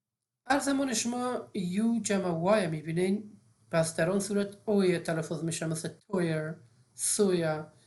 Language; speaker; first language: Persian; native; Persian